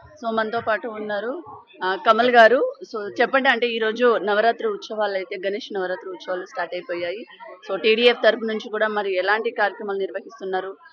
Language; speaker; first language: Telugu; native; Telugu